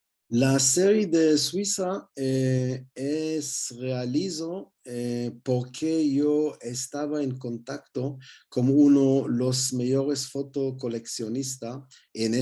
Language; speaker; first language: Spanish; non-native, learner; Hebrew